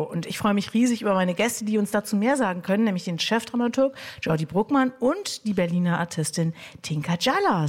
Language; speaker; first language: German; native; German